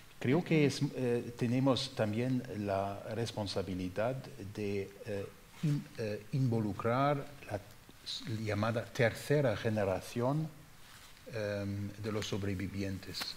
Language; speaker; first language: Spanish; non-native, fluent; German